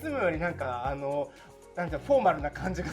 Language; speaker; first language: Japanese; native; Japanese